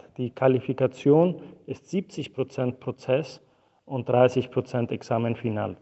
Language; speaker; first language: German; non-native, fluent; Spanish